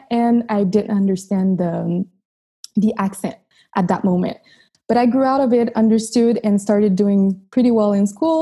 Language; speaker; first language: English; non-native, fluent; Haitian Creole